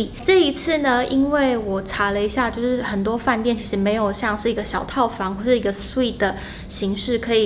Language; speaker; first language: Chinese; native; Chinese